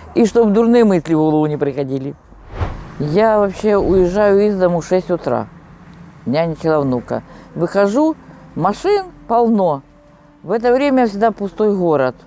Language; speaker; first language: Russian; native; Russian